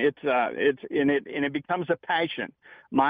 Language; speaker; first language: English; native; English